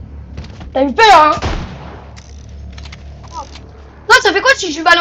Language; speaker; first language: French; native; French